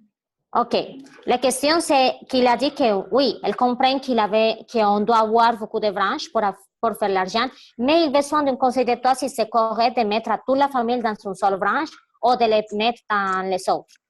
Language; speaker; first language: French; non-native, learner; Spanish